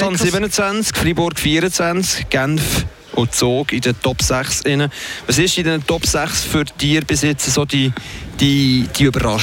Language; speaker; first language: German; native; German